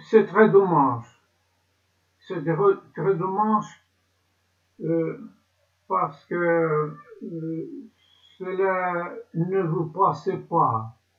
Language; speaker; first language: French; non-native, learner; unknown